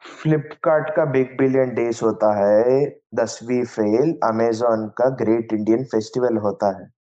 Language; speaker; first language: Hindi; non-native, local second language; Bangla